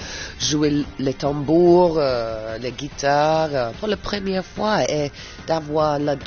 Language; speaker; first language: French; non-native, learner; English